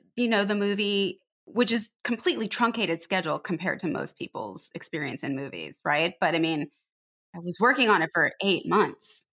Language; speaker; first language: English; native; English